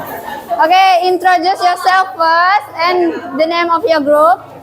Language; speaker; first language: English; non-native, fluent; Indonesian